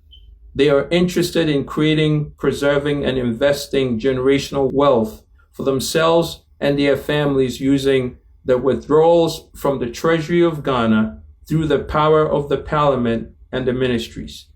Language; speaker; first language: English; non-native, local second language; Akan